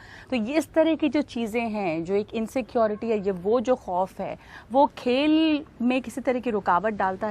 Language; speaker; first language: Hindi; native; Hindi